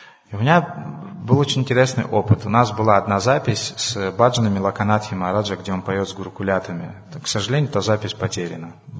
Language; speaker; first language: Russian; non-native, local second language; Romanian